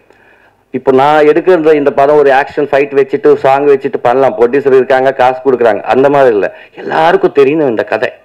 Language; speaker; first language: Tamil; non-native, learner; Telugu